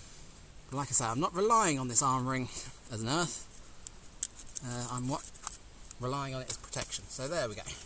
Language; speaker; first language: English; native; English